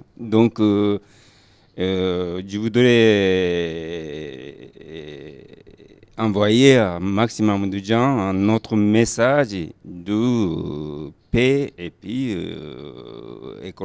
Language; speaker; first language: French; non-native, learner; Japanese